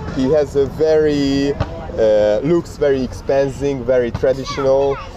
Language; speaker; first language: English; non-native, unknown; Hungarian